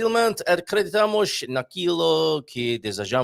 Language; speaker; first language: Portuguese; non-native, learner; English